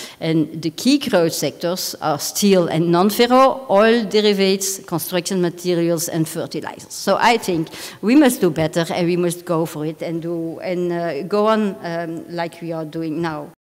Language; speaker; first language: English; non-native, fluent; Dutch